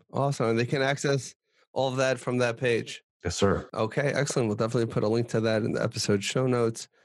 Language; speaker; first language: English; native; English